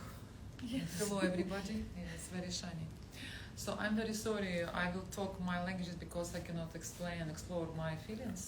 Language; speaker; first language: English; non-native, learner; Russian